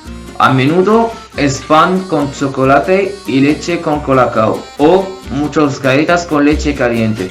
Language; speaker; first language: Spanish; non-native, fluent; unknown